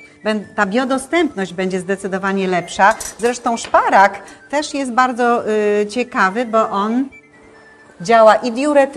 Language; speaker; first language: Polish; native; Polish